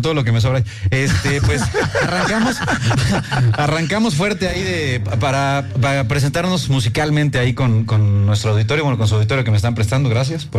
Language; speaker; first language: Spanish; native; Spanish